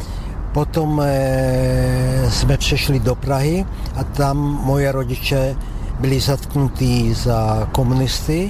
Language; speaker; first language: Czech; non-native, local second language; Slovak